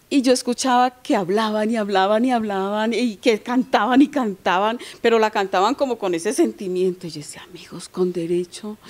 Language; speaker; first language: Spanish; native; Spanish